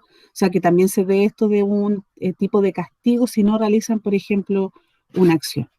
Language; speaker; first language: Spanish; native; Spanish